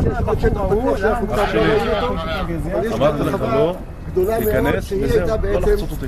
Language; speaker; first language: Hebrew; native; Hebrew